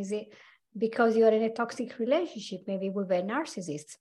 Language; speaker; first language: English; non-native, fluent; Italian